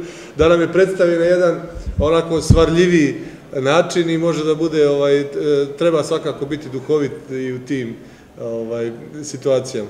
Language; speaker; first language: Serbian; native; Serbian